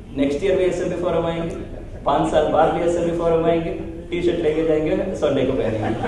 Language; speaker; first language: Hindi; non-native, local second language; Telugu